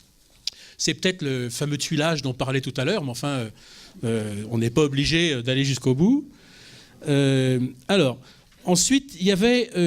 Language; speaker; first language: French; native; French